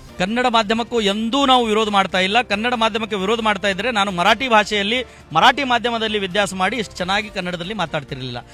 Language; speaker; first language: Kannada; non-native, local second language; Marathi